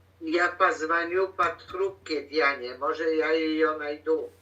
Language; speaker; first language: Russian; non-native, learner; Polish